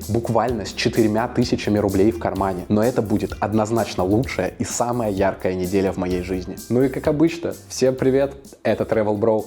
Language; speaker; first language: Russian; native; Russian